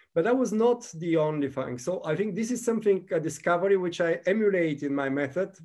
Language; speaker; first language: English; non-native, fluent; Bulgarian